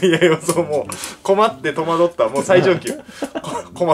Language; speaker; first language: Japanese; native; Japanese